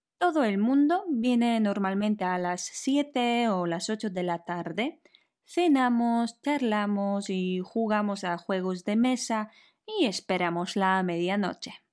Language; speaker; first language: Spanish; non-native, fluent; Polish